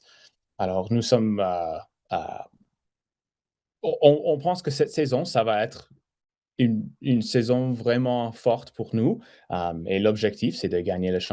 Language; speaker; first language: French; non-native, fluent; English